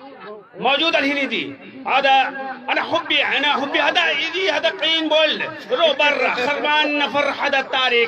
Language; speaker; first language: Arabic; non-native, learner; Hindi